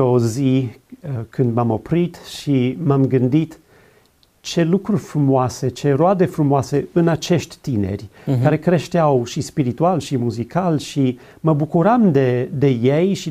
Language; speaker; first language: Romanian; non-native, fluent; English